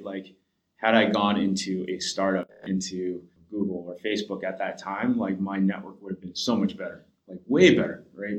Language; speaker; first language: English; native; English